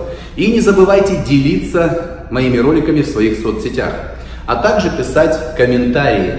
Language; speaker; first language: Russian; native; Russian